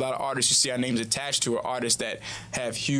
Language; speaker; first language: English; native; English